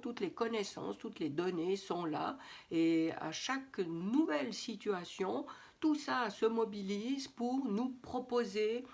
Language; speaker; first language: French; native; French